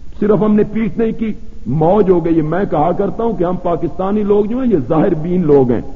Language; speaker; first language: Urdu; non-native, local second language; Punjabi